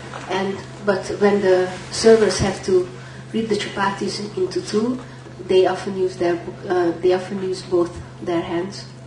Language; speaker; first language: English; non-native, fluent; Hungarian